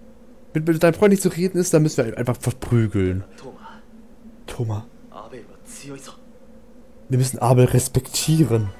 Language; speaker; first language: German; native; German